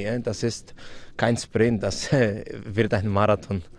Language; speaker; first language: German; non-native, fluent; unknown